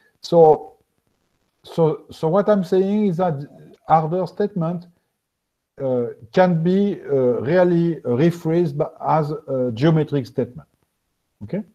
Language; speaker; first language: English; non-native, fluent; French